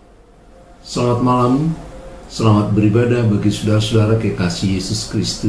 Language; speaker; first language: Indonesian; native; Indonesian